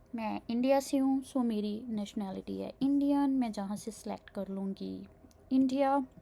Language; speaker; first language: Hindi; non-native, local second language; Punjabi